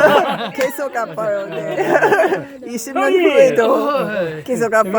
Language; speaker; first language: Korean; non-native, learner; English